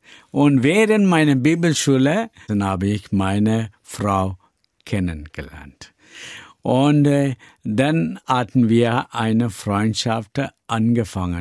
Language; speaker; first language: German; non-native, learner; Tamil